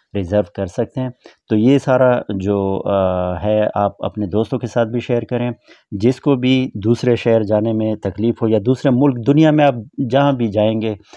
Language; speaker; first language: Urdu; non-native, local second language; Pashto